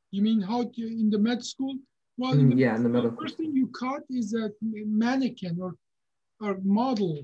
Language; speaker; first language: English; non-native, fluent; Persian